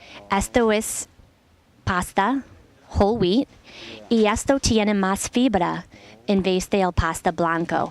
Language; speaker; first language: Spanish; non-native, learner; English